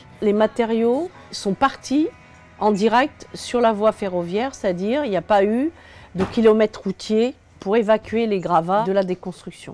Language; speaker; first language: French; native; French